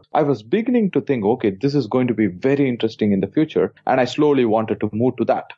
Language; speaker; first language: English; non-native, local second language; Tamil